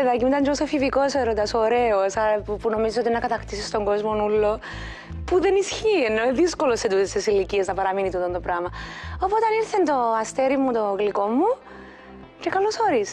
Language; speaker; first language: Greek; native; Greek